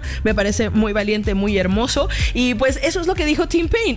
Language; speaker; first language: Spanish; native; Spanish